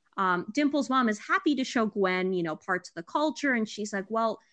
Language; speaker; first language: English; early bilingual, other home language; Hindi